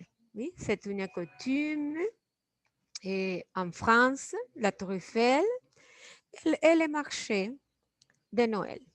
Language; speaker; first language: French; non-native, fluent; Spanish